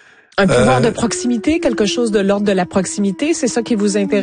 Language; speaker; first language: French; native; French